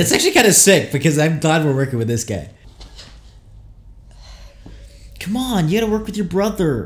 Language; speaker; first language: English; native; English